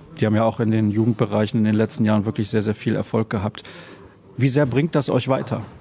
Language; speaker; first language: German; native; German